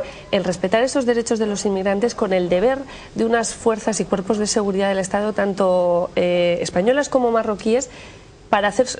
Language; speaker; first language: Spanish; native; Spanish